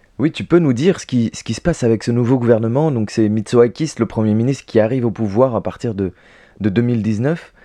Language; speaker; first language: French; native; French